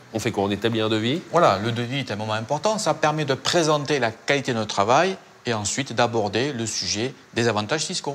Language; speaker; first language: French; native; French